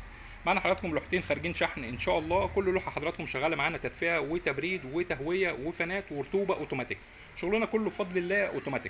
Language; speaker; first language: Arabic; native; Arabic